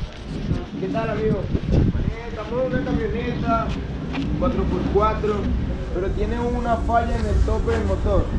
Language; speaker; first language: Spanish; native; Spanish